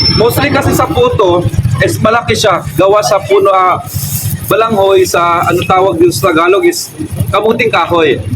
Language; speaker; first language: Filipino; non-native, local second language; Waray